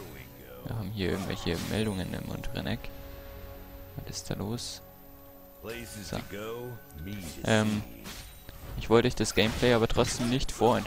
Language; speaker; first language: German; native; German